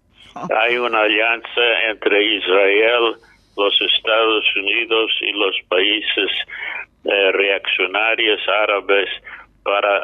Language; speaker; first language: Spanish; non-native, fluent; English